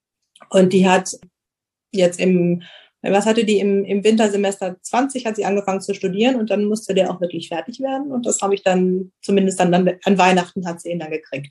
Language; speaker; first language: German; native; German